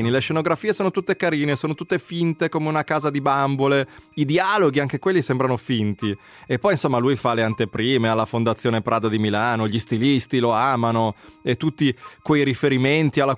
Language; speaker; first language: Italian; native; Italian